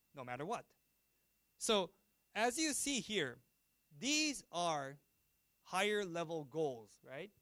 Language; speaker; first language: English; non-native, fluent; Japanese